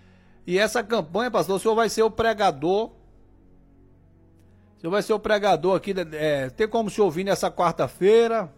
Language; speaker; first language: Portuguese; native; Portuguese